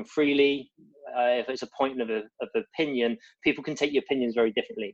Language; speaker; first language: English; native; English